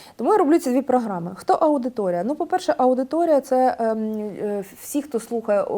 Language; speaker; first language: Ukrainian; native; Ukrainian